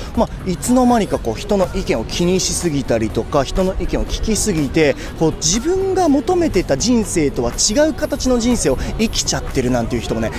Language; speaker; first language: Japanese; native; Japanese